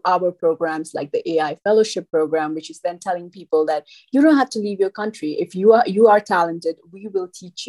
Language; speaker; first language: English; non-native, local second language; Nepali